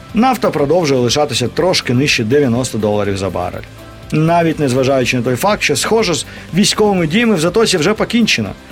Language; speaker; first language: Ukrainian; non-native, local second language; Russian